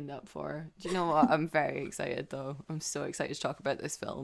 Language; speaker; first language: English; native; English